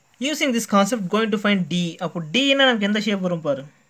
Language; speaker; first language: English; non-native, local second language; Tamil